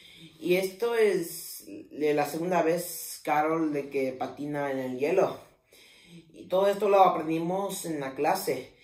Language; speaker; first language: Spanish; early bilingual, heritage; Spanish